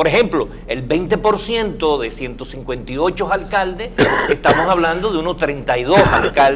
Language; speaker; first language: Spanish; native; Spanish